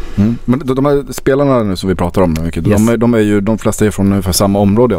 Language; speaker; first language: Swedish; native; Swedish